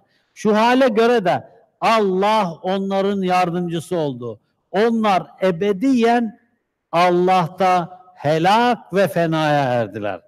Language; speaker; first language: Turkish; native; Turkish